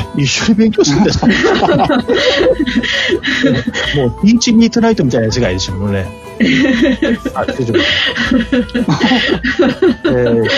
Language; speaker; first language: Japanese; native; Japanese